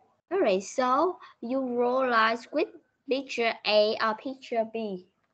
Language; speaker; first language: English; non-native, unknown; Vietnamese